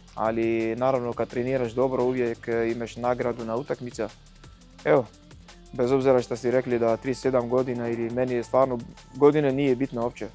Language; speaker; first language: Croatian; non-native, fluent; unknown